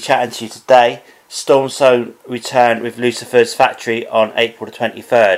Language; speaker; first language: English; native; English